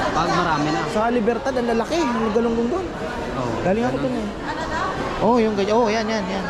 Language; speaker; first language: Filipino; native; Filipino